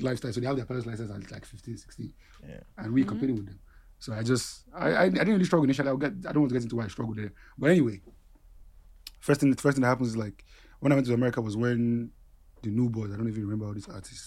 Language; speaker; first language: English; non-native, local second language; Yoruba